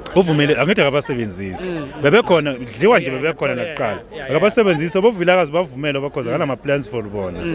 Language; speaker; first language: Zulu; native; Zulu